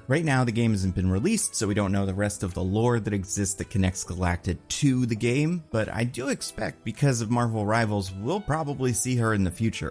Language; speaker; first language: English; native; English